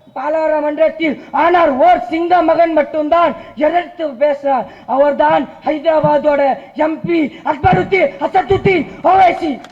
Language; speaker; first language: Tamil; non-native, local second language; Urdu